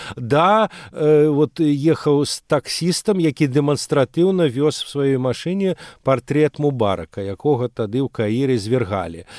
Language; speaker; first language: Belarusian; non-native, local second language; Russian